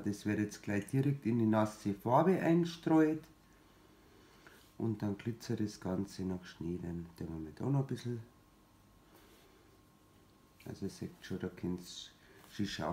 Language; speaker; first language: German; native; German